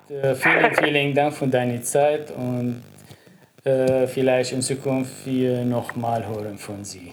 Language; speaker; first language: German; non-native, learner; Arabic